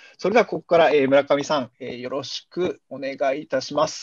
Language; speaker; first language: Japanese; native; Japanese